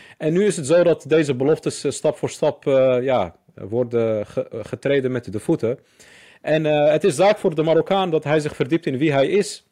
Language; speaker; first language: Dutch; early bilingual, other home language; Arabic